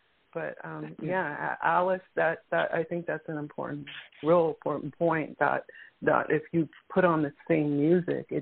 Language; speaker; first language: English; native; English